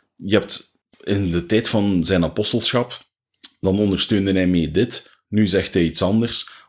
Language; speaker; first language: Dutch; native; Dutch